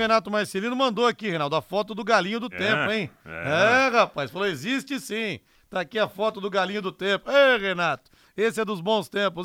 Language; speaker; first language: Portuguese; native; Portuguese